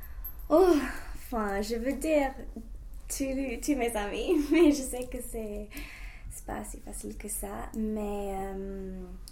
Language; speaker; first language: French; non-native, fluent; English